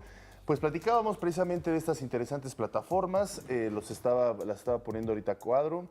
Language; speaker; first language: Spanish; native; Spanish